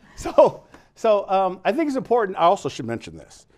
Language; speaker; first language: English; native; English